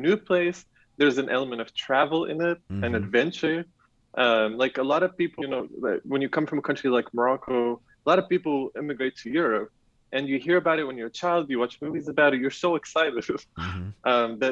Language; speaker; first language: English; non-native, fluent; Arabic